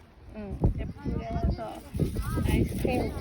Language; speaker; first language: Korean; non-native, fluent; Chinese